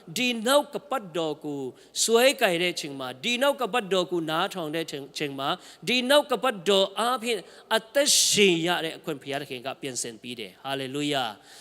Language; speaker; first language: Burmese; non-native, local second language; Tedim Chin